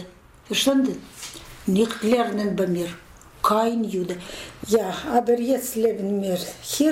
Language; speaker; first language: German; non-native, learner; Russian